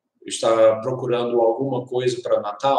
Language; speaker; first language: Portuguese; non-native, learner; English